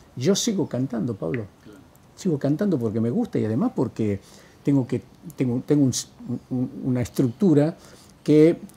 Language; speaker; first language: Spanish; native; Spanish